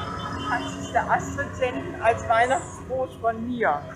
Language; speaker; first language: German; native; German